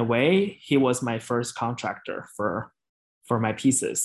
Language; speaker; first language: English; non-native, fluent; Chinese